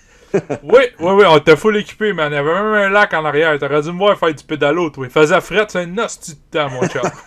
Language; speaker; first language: French; native; French